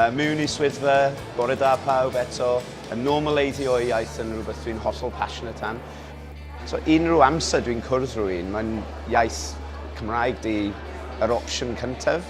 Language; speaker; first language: Welsh; non-native, local second language; English